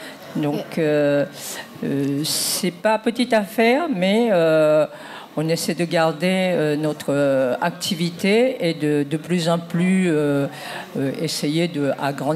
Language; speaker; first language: French; non-native, fluent; Japanese